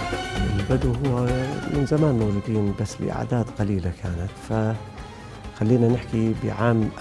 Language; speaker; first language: Arabic; native; Arabic